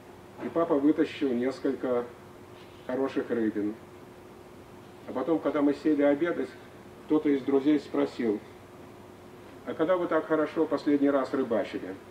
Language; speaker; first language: Russian; native; Russian